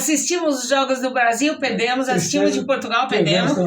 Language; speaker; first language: Portuguese; native; Portuguese